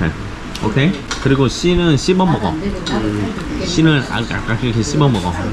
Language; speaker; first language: Korean; native; Korean